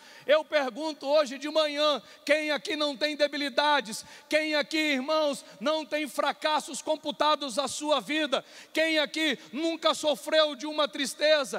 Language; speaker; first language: Portuguese; native; Portuguese